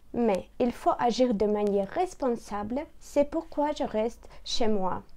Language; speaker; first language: French; non-native, learner; Russian